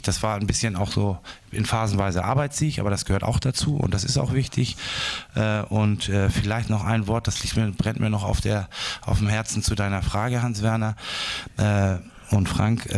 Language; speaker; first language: German; native; German